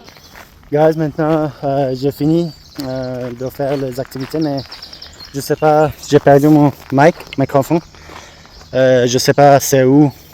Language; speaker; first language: French; non-native, learner; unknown